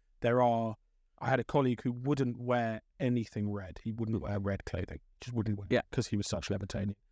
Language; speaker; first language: English; native; English